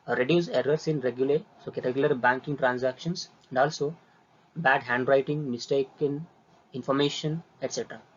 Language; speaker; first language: English; non-native, local second language; Kannada